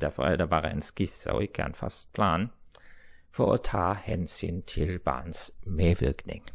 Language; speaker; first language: Norwegian; non-native, fluent; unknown